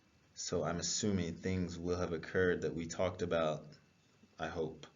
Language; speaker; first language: English; native; English